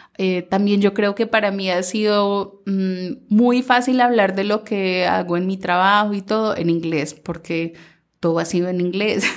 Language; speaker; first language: Spanish; early bilingual, heritage; Spanish